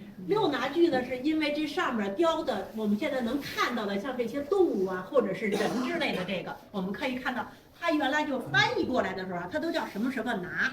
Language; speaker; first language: Chinese; native; Chinese